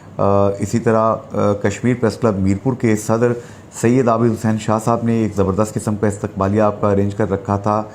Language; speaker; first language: Urdu; non-native, local second language; Pahari-Potwari